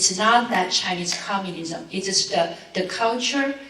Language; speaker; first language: English; non-native, fluent; Chinese